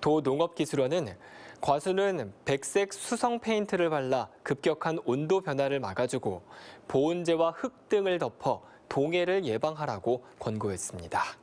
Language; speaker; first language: Korean; native; Korean